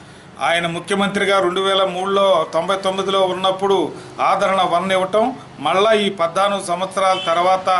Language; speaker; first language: Telugu; native; Telugu